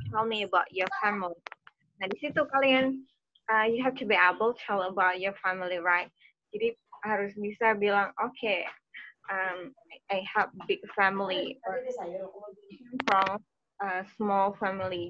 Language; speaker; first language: English; non-native, fluent; Indonesian